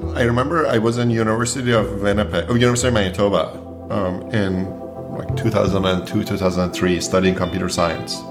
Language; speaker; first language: English; native; English